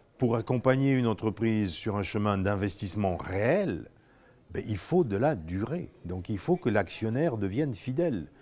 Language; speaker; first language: French; non-native, fluent; Polish